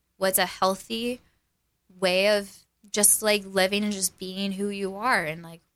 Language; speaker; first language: English; native; English